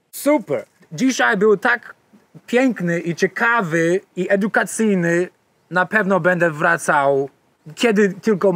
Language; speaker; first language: Polish; non-native, learner; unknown